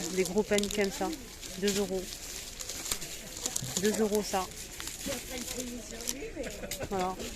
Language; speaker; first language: French; native; French